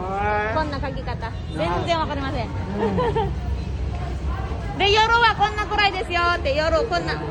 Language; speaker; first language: Japanese; non-native, fluent; Filipino